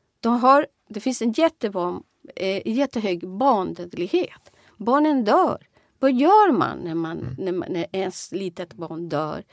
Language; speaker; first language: Swedish; non-native, fluent; Spanish